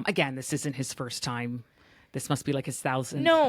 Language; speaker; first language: English; native; English